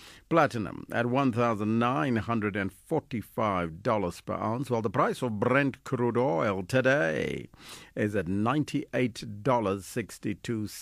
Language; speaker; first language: English; non-native, local second language; Tswana